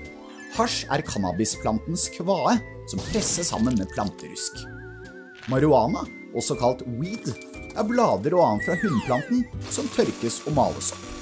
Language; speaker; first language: Norwegian; native; Norwegian